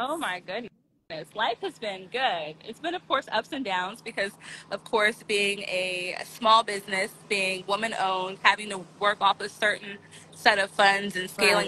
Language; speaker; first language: English; native; English